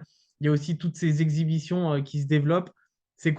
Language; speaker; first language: French; native; French